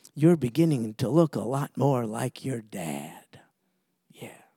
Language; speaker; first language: English; native; English